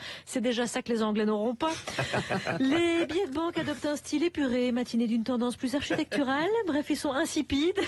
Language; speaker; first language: French; native; French